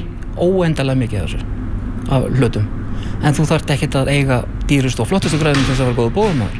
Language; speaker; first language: Icelandic; native; Icelandic